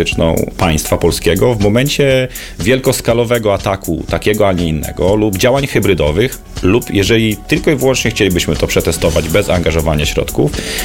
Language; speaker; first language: Polish; native; Polish